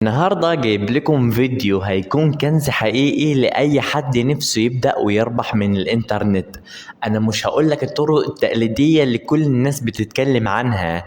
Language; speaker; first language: Arabic; native; Arabic